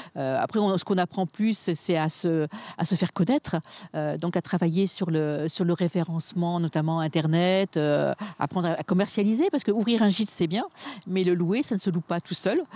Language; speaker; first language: French; native; French